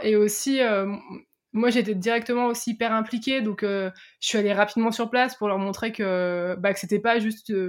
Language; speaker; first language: French; native; French